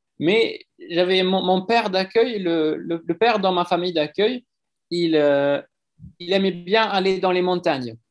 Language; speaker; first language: French; non-native, fluent; Swedish